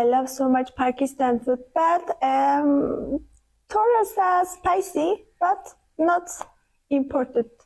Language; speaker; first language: English; non-native, learner; Turkish